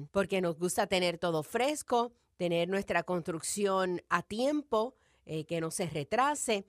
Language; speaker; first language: Spanish; native; Spanish